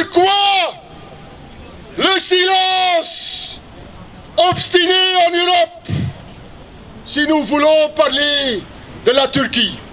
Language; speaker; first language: French; non-native, local second language; Dutch